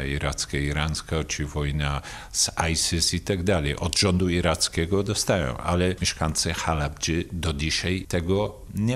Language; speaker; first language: Polish; non-native, fluent; Kurdish